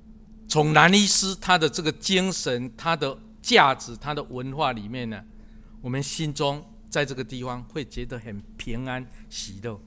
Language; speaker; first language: Chinese; non-native, local second language; Min Nan Chinese